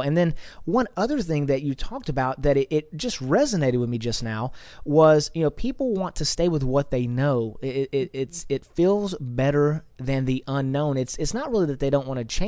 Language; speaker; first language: English; native; English